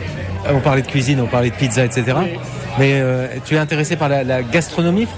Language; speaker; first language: French; native; French